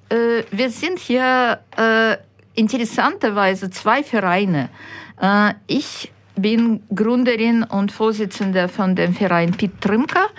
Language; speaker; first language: German; non-native, fluent; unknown